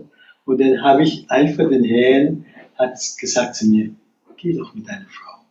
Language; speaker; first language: German; non-native, fluent; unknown